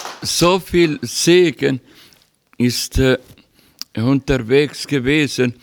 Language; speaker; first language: German; non-native, learner; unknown